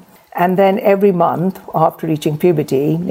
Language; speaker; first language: English; non-native, local second language; Urdu